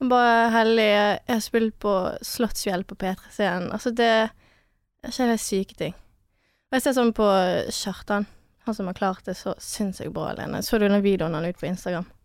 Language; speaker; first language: Norwegian; early bilingual, other home language; French